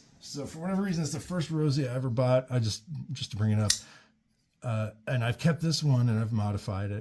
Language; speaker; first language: English; native; English